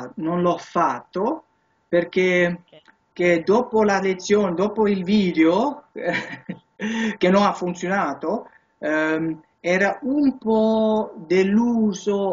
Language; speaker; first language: Italian; non-native, learner; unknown